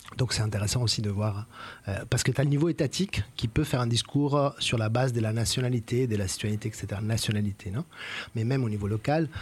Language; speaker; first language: French; non-native, fluent; Italian